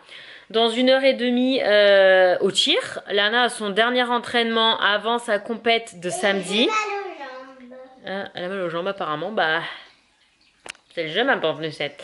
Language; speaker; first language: French; native; French